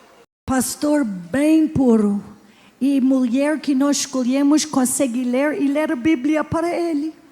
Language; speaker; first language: Portuguese; non-native, learner; English